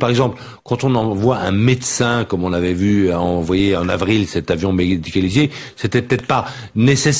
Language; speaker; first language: French; native; French